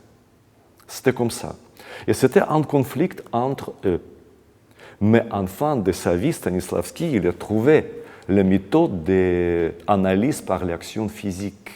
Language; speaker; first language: French; non-native, fluent; Russian